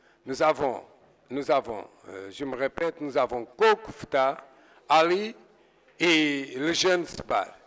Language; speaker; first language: French; non-native, fluent; Portuguese